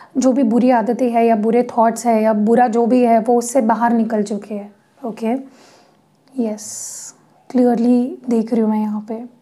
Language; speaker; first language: Hindi; non-native, local second language; Marathi